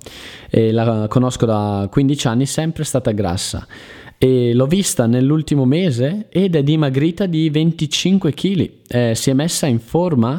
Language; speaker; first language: Italian; native; Italian